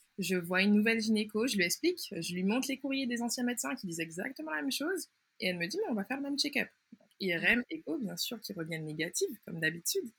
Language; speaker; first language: French; native; French